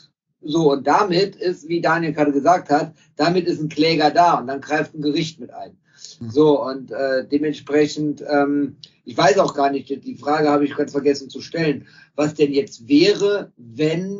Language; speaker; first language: German; native; German